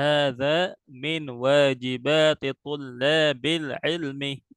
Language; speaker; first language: Arabic; non-native, fluent; Indonesian